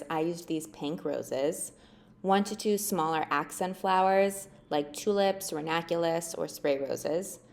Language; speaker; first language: English; native; English